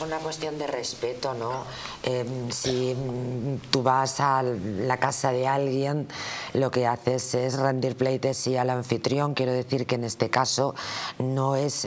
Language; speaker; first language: Spanish; native; Spanish